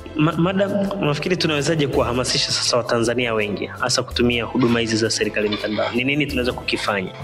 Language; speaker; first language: Swahili; native; Swahili